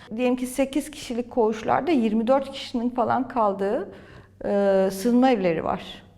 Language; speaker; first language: Turkish; native; Turkish